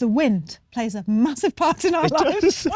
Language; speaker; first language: English; native; English